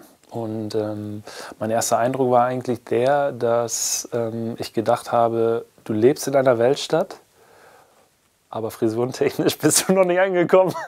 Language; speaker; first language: German; native; German